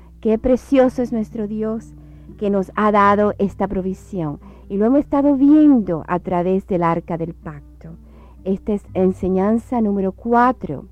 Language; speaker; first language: Spanish; native; Spanish